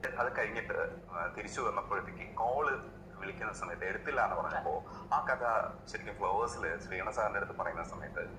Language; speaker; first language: Malayalam; native; Malayalam